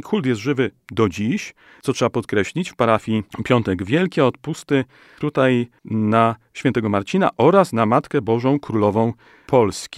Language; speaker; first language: Polish; native; Polish